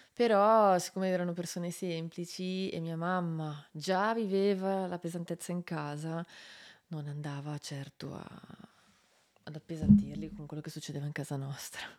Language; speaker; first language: Italian; native; Italian